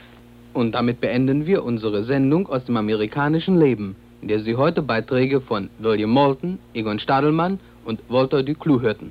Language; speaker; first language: German; native; German